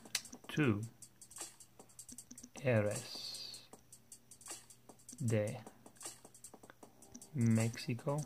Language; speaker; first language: Spanish; non-native, learner; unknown